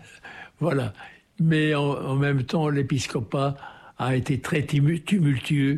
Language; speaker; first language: French; native; French